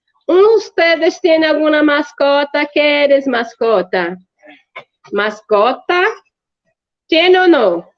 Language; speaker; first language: Spanish; non-native, fluent; Portuguese